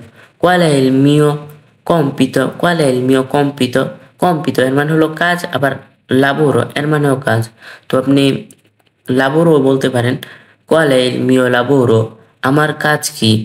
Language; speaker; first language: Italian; non-native, fluent; Bangla